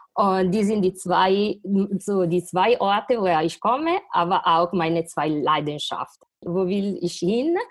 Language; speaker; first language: German; non-native, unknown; Italian